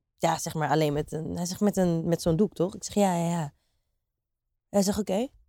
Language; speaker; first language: Dutch; native; Dutch